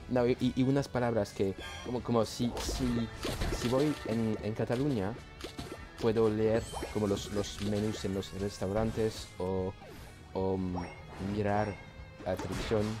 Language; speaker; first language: Spanish; non-native, learner; French